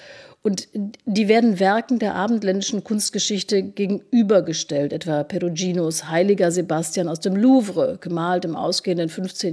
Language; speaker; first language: German; native; German